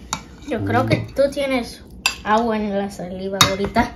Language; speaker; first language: Spanish; early bilingual, heritage; Spanish